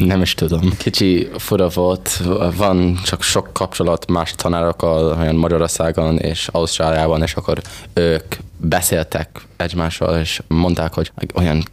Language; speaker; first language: Hungarian; early bilingual, heritage; English